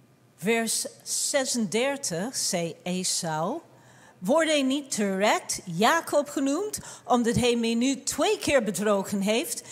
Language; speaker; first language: Dutch; non-native, fluent; English